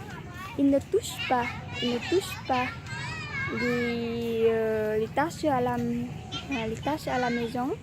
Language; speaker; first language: French; non-native, learner; Vietnamese